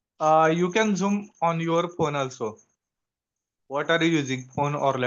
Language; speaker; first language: English; non-native, learner; Hindi